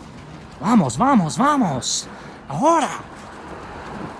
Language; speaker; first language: Spanish; non-native, learner; English